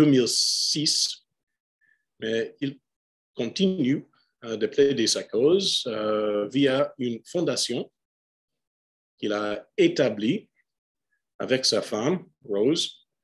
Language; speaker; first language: French; non-native, fluent; English